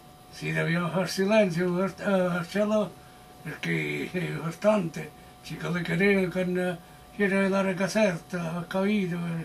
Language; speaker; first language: Italian; early bilingual, heritage; Italian